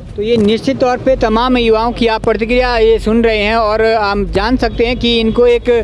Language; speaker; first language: Hindi; native; Hindi